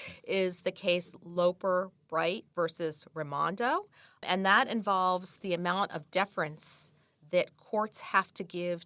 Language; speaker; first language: English; native; English